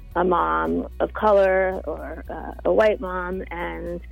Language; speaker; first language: English; native; English